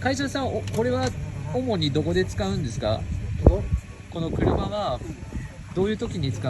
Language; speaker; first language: Japanese; non-native, fluent; Urdu